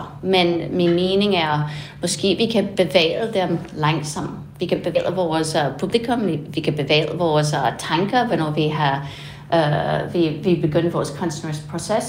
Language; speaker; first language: Danish; non-native, fluent; English